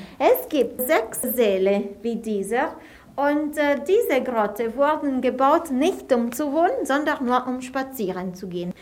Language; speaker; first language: German; non-native, fluent; Italian